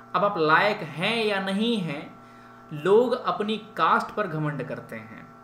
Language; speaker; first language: Hindi; native; Hindi